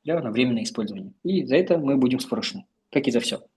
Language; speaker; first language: Russian; non-native, local second language; Kazakh